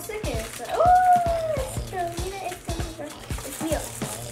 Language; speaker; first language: Spanish; early bilingual, heritage; Spanish